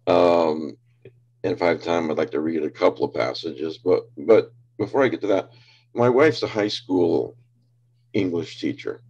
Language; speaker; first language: English; native; English